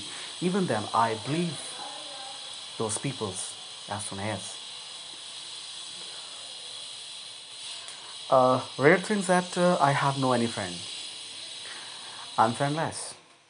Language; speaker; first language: English; non-native, local second language; Hindi